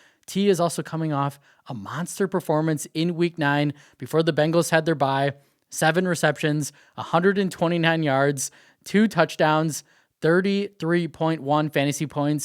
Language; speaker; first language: English; native; English